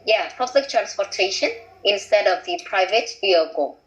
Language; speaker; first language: English; non-native, fluent; Vietnamese